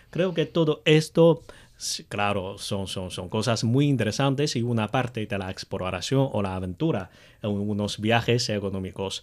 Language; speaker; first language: Spanish; non-native, fluent; Chinese